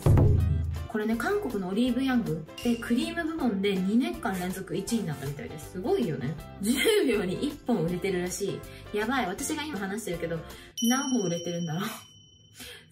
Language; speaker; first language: Japanese; native; Japanese